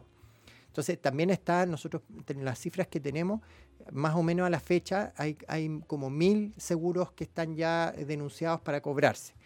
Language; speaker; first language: Spanish; native; Spanish